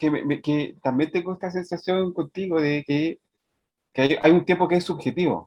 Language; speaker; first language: Spanish; native; Spanish